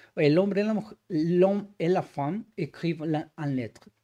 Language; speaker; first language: French; non-native, learner; Spanish